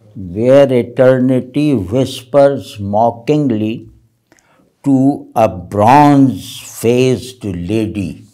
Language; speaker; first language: English; non-native, local second language; Urdu